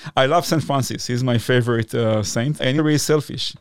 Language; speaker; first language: English; non-native, fluent; Hebrew